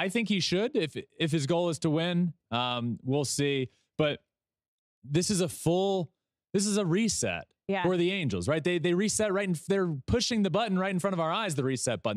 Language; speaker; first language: English; native; English